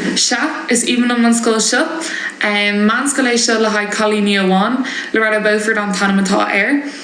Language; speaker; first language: Irish; non-native, local second language; English